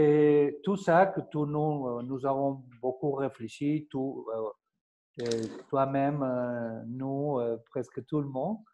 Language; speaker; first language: French; non-native, fluent; Spanish